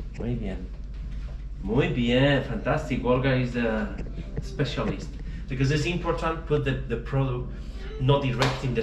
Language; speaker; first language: English; non-native, learner; Spanish